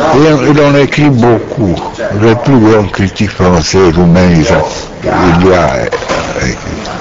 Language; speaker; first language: French; non-native, learner; Romanian